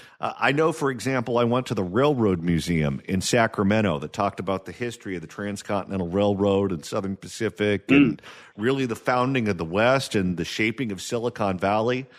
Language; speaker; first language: English; native; English